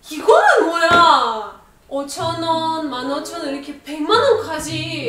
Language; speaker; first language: Korean; non-native, fluent; Russian